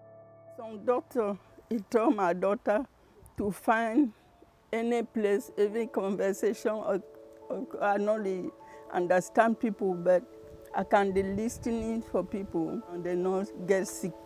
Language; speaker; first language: English; non-native, learner; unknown